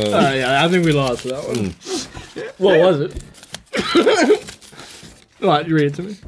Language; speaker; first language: English; native; English